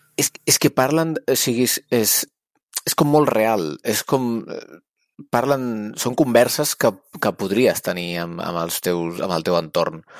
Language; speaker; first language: Catalan; native; Catalan